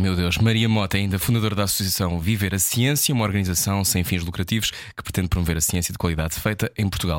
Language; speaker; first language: Portuguese; native; Portuguese